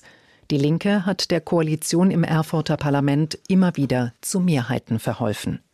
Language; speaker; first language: German; native; German